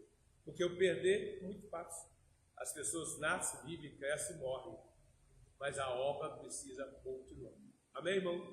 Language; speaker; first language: Portuguese; native; Portuguese